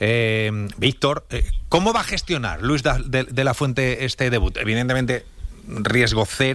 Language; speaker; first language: Spanish; native; Spanish